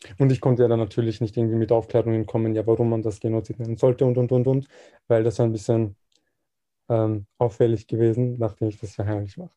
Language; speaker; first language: German; early bilingual, other home language; Serbian